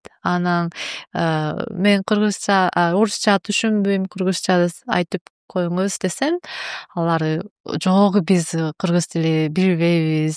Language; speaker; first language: Kyrgyz; non-native, learner; Japanese